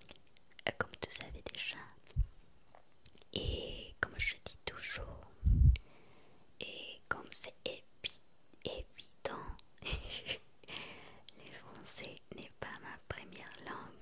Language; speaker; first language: French; non-native, learner; Spanish